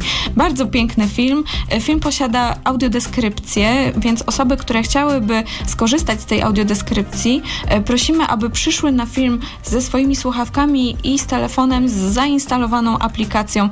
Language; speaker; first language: Polish; native; Polish